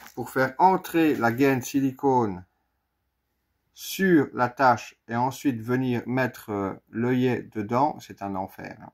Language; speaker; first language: French; native; French